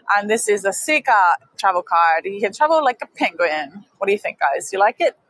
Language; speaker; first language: English; native; English